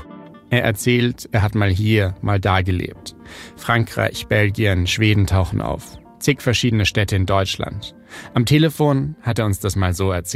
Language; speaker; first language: German; native; German